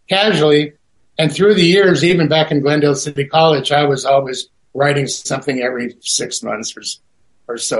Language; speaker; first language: English; native; English